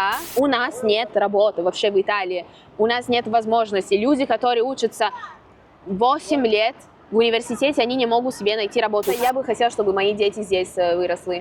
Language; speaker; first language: Russian; non-native, fluent; Italian